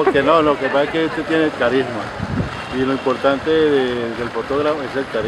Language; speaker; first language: Spanish; native; Spanish